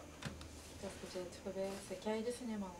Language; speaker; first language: French; non-native, learner; Japanese